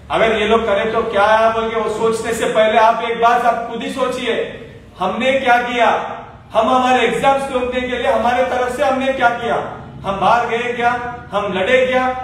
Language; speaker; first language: Hindi; non-native, local second language; Telugu